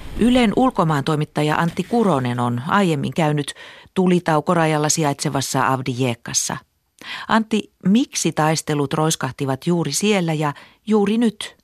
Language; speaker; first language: Finnish; native; Finnish